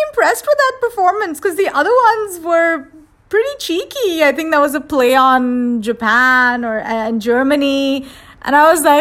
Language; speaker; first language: English; non-native, local second language; Hindi